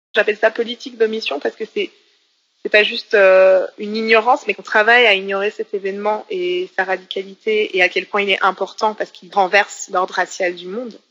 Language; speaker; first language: French; native; French